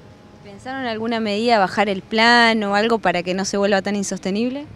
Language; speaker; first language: Spanish; native; Spanish